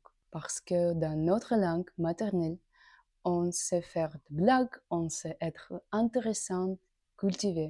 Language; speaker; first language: French; non-native, learner; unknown